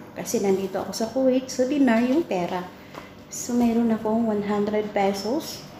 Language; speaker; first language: Filipino; non-native, local second language; Cebuano